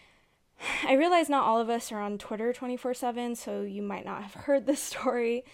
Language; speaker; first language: English; native; English